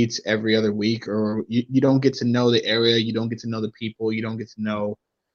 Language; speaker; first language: English; native; English